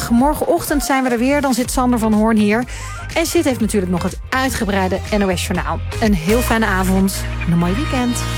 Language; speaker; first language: Dutch; native; Dutch